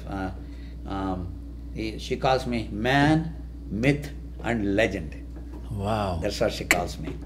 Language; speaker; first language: English; non-native, local second language; Telugu